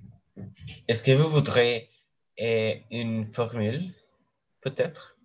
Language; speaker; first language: French; non-native, learner; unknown